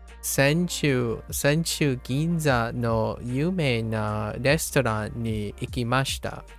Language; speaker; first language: Japanese; non-native, learner; English